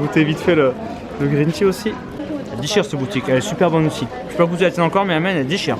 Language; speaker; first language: French; native; French